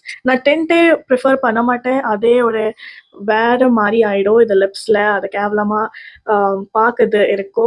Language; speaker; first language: Tamil; non-native, learner; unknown